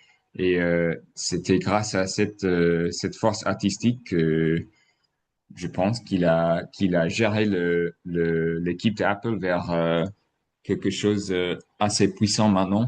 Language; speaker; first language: French; non-native, fluent; English